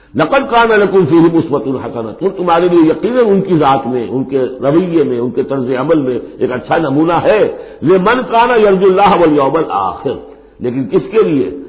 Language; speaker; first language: Urdu; native; Urdu